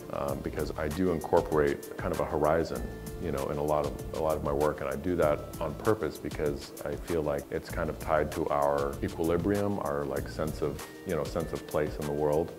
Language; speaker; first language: English; native; English